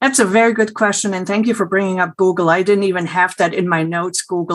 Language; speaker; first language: English; non-native, fluent; German